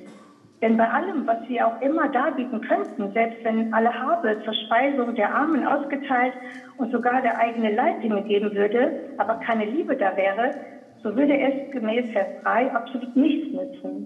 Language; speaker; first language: German; native; German